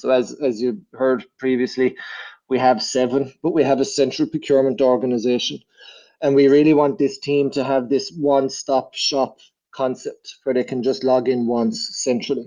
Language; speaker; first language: English; native; English